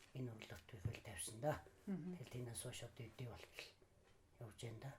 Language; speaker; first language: Mongolian; native; Mongolian